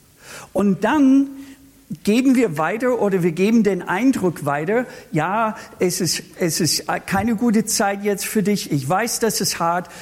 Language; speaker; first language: German; non-native, fluent; English